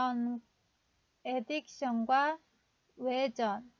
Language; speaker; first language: Korean; native; Korean